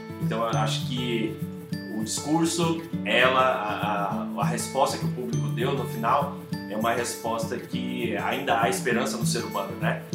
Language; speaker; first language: Portuguese; native; Portuguese